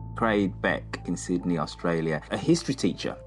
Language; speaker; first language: English; native; English